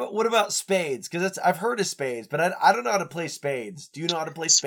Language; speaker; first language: English; native; English